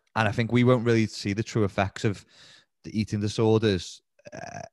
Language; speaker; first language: English; native; English